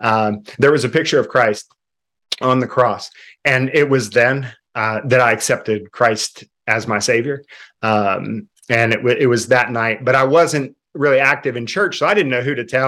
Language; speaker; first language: English; native; English